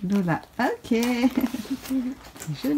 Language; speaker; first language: French; native; French